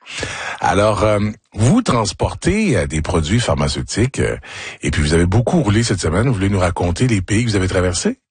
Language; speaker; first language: French; native; French